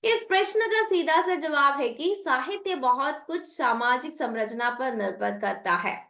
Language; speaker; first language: Hindi; non-native, local second language; Malayalam